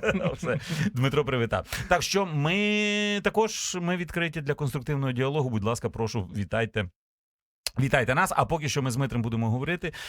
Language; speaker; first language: Ukrainian; native; Ukrainian